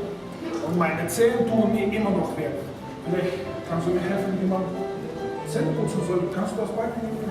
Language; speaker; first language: German; non-native, fluent; Russian